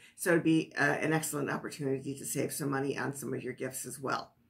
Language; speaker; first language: English; native; English